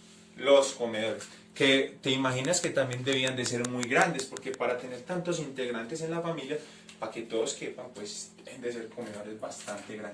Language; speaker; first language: Spanish; native; Spanish